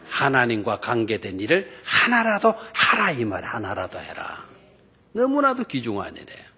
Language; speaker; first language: Korean; native; Korean